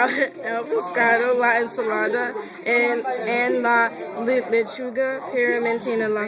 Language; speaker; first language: Spanish; non-native, learner; English